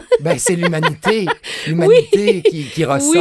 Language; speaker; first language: French; native; French